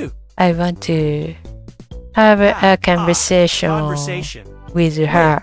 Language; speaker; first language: English; non-native, learner; Japanese